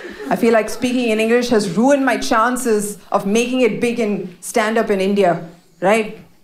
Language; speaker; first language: English; native; English